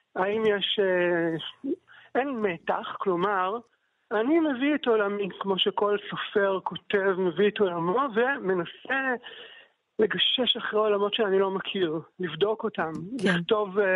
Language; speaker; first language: Hebrew; native; Hebrew